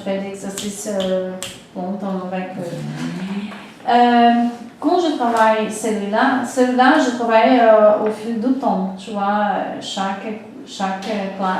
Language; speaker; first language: French; non-native, fluent; Portuguese